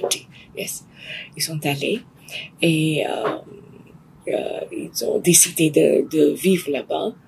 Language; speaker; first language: French; non-native, fluent; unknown